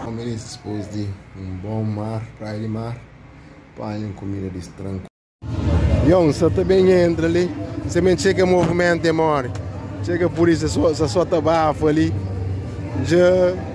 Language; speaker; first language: Portuguese; non-native, local second language; Kabuverdianu